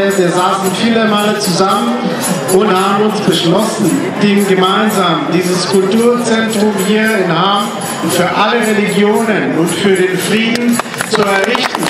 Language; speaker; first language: German; non-native, fluent; Korean